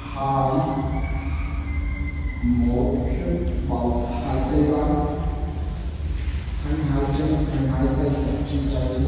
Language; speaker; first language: Vietnamese; non-native, learner; Hindi